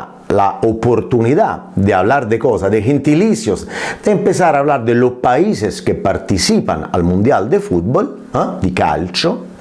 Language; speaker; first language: Spanish; non-native, fluent; Italian